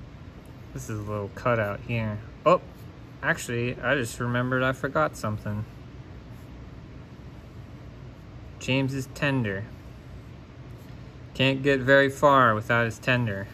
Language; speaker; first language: English; native; English